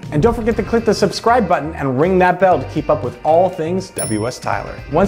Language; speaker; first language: English; native; English